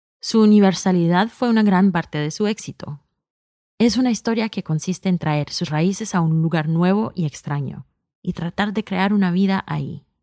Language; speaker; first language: Spanish; early bilingual, heritage; Spanish